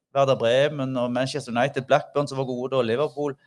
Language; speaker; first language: Norwegian; native; Norwegian